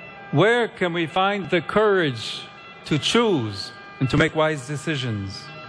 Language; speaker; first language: English; native; English